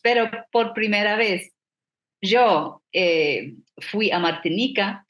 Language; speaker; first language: Spanish; non-native, fluent; English